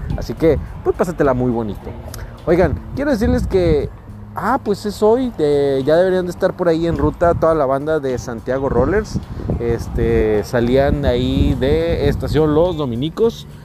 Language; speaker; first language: Spanish; native; Spanish